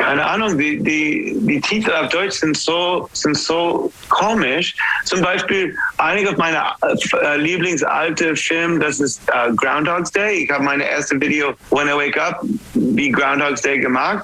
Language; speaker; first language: German; non-native, learner; English